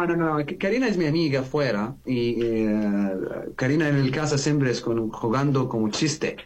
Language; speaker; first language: Spanish; non-native, learner; Arabic